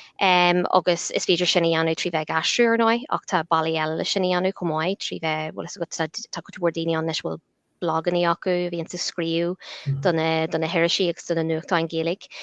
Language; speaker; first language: Irish; non-native, local second language; English